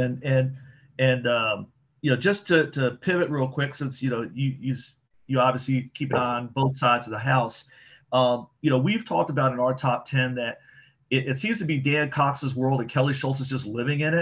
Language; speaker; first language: English; native; English